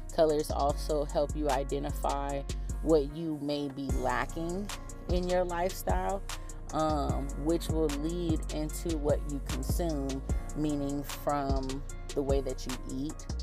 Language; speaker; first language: English; native; English